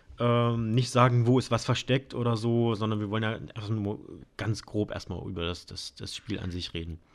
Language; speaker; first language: German; native; German